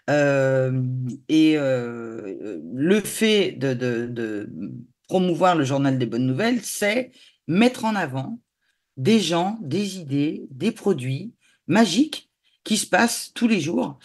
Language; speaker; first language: French; native; French